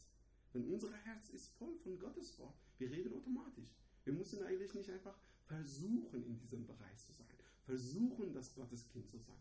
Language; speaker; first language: German; non-native, learner; Persian